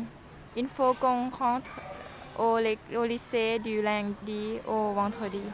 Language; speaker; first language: French; non-native, learner; Lao